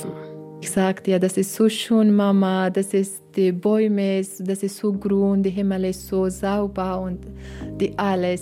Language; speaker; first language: German; non-native, learner; Persian